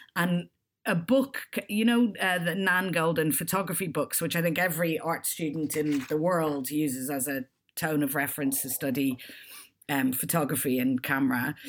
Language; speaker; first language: English; native; English